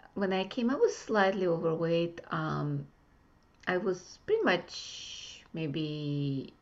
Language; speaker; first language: English; non-native, fluent; Russian